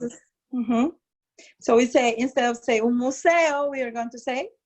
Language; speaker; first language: Spanish; non-native, fluent; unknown